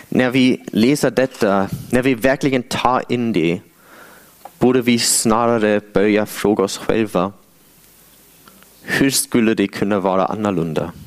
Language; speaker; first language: Swedish; non-native, fluent; English